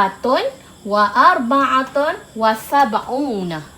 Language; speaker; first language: Arabic; non-native, fluent; Malay